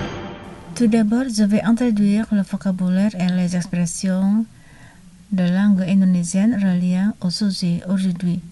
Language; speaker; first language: French; non-native, fluent; Indonesian